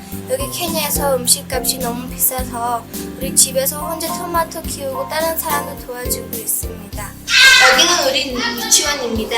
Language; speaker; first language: Korean; early bilingual, heritage; Korean